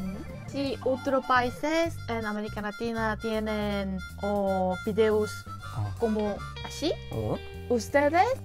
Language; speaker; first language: Spanish; non-native, learner; Korean